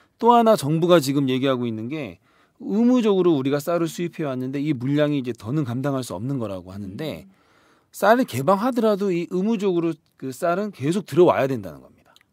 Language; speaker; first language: Korean; native; Korean